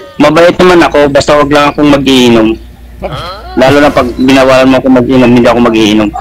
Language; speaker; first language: Filipino; non-native, local second language; Iloko